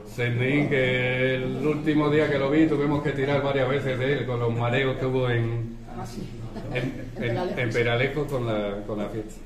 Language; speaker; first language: Spanish; native; Spanish